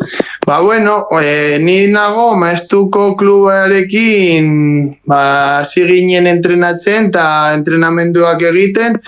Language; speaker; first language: Basque; non-native, local second language; Spanish